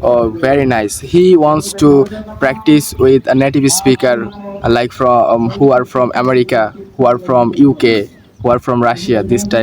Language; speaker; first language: English; non-native, learner; Bangla